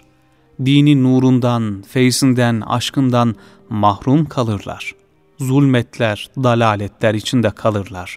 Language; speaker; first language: Turkish; native; Turkish